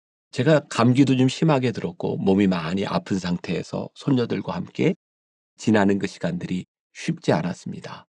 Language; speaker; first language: Korean; native; Korean